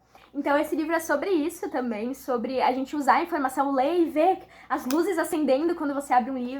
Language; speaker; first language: Portuguese; native; Portuguese